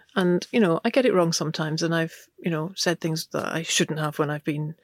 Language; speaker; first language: English; native; English